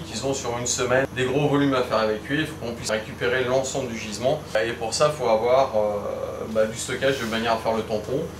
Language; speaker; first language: French; native; French